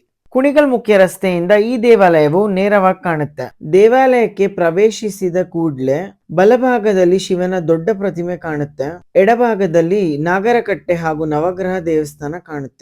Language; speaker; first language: Kannada; native; Kannada